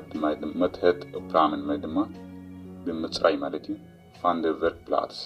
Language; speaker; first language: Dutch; non-native, learner; Tigrinya